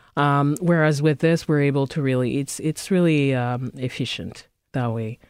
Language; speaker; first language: English; non-native, local second language; French